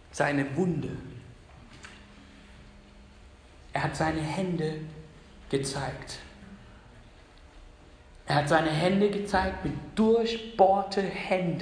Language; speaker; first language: German; non-native, fluent; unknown